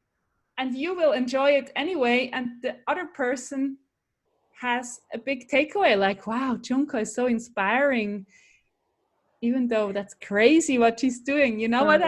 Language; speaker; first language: English; non-native, fluent; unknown